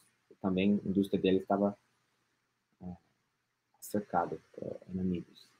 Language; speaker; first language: Portuguese; non-native, fluent; English